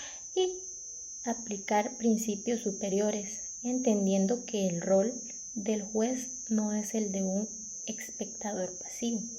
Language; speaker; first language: Spanish; native; Spanish